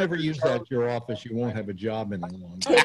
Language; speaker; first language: English; native; English